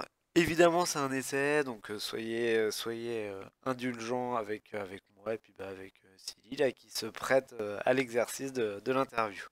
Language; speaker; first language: French; native; French